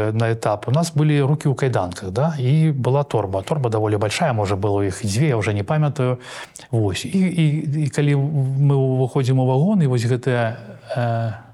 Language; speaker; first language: Belarusian; non-native, local second language; Russian